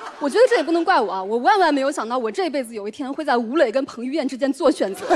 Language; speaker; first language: Chinese; native; Chinese